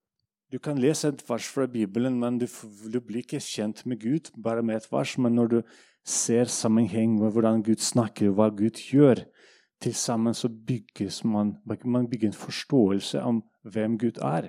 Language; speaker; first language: Norwegian; non-native, fluent; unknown